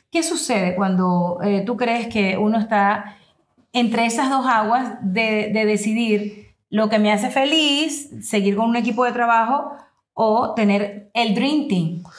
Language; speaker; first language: Spanish; native; Spanish